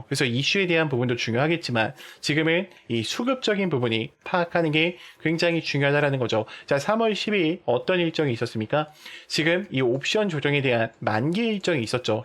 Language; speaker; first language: Korean; native; Korean